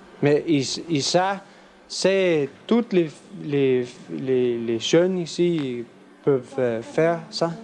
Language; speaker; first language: French; non-native, learner; English